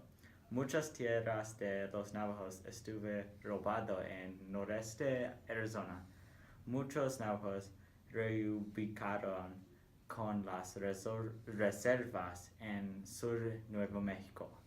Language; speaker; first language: Spanish; non-native, learner; English